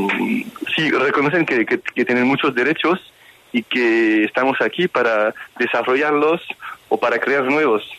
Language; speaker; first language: Spanish; non-native, fluent; French